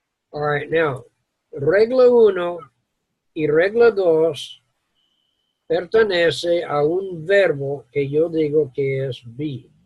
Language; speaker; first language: Spanish; non-native, learner; English